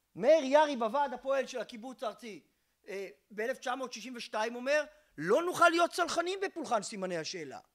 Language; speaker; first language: Hebrew; native; Hebrew